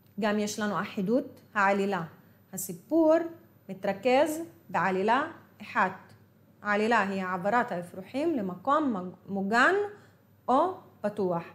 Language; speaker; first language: Hebrew; non-native, local second language; Arabic